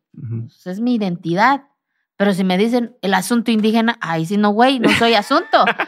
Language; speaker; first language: Spanish; non-native, local second language; Zapotec